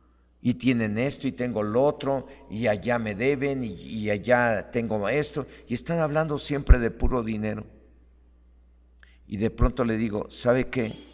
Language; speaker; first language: Spanish; native; Spanish